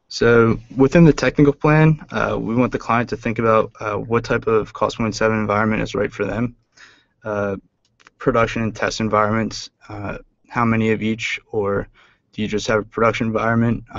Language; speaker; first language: English; native; English